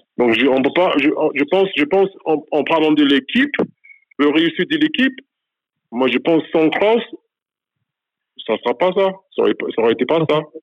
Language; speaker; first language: French; non-native, fluent; English